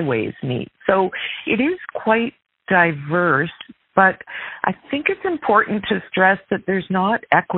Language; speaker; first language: English; native; English